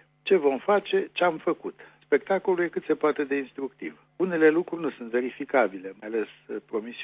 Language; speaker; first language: Romanian; native; Romanian